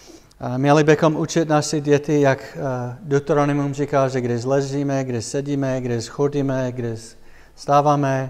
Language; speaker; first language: Czech; non-native, fluent; English